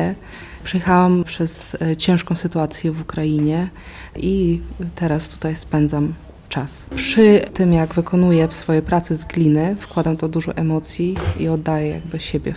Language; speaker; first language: Ukrainian; non-native, learner; Polish